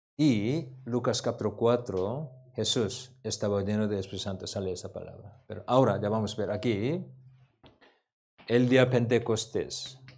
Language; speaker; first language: Spanish; non-native, learner; Korean